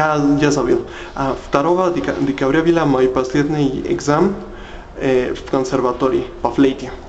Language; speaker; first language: Russian; non-native, learner; Spanish